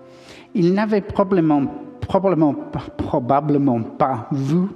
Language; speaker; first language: French; non-native, learner; English